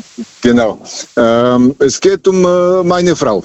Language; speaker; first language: German; native; German